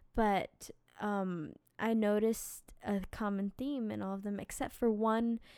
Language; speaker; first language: English; native; English